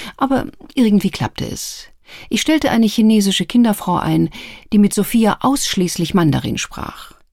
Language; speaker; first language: German; native; German